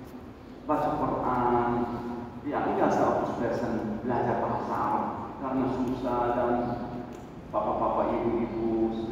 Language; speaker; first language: Indonesian; non-native, learner; Arabic